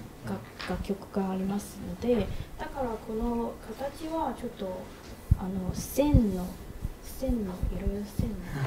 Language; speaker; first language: Japanese; non-native, learner; Chinese